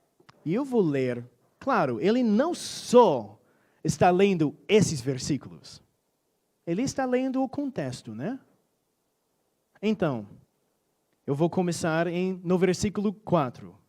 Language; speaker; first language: Portuguese; non-native, fluent; English